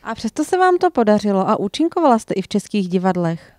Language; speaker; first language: Czech; native; Czech